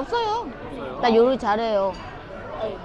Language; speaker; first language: Korean; non-native, learner; Vietnamese